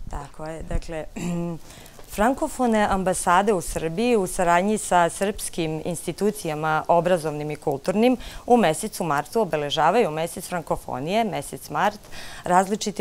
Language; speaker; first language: Serbian; native; Serbian